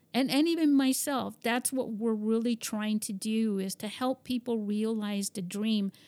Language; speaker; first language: English; early bilingual, heritage; English